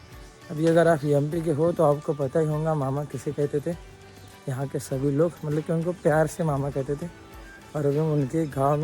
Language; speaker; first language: Hindi; non-native, local second language; Marathi